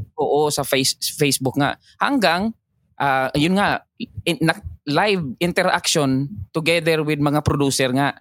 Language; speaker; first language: Filipino; non-native, local second language; Cebuano